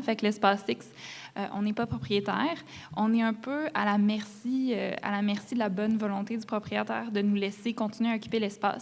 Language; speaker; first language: French; native; French